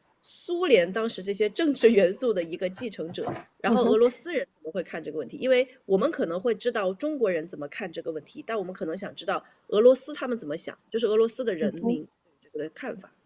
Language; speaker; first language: Chinese; native; Chinese